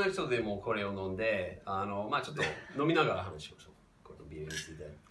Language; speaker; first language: Japanese; non-native, fluent; English